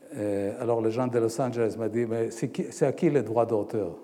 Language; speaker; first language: French; non-native, fluent; Hebrew